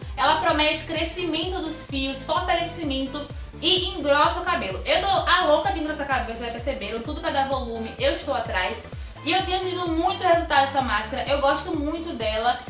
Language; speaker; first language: Portuguese; native; Portuguese